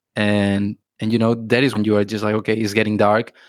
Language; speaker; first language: English; non-native, fluent; Spanish